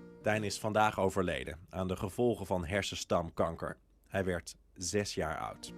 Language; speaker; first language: Dutch; native; Dutch